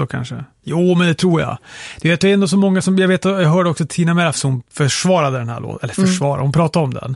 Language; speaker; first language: Swedish; native; Swedish